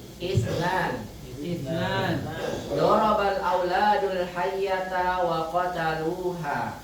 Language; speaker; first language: Arabic; non-native, fluent; Indonesian